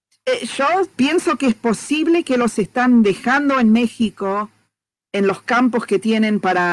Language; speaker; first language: Spanish; non-native, fluent; English